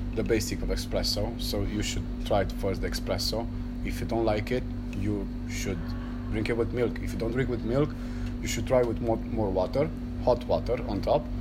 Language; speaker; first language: English; non-native, learner; Romanian